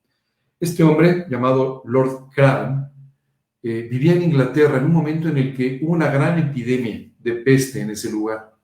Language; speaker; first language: Spanish; native; Spanish